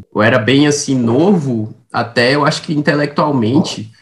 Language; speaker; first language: Portuguese; native; Portuguese